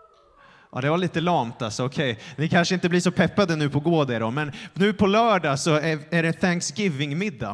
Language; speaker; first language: Swedish; native; Swedish